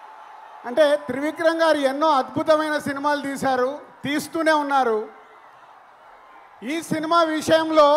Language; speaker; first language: Telugu; native; Telugu